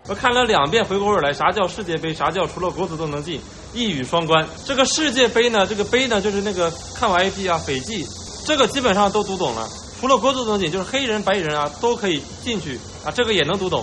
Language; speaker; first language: Chinese; native; Chinese